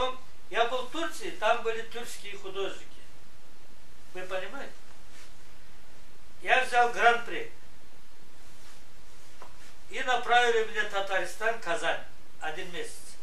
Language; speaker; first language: Russian; non-native, local second language; Gagauz